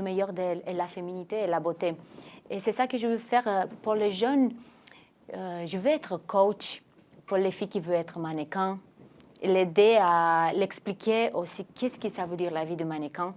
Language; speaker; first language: French; non-native, fluent; Romanian